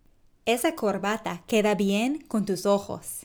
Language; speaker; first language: Spanish; non-native, fluent; English